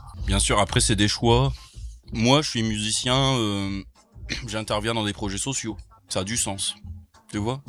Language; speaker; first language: French; native; French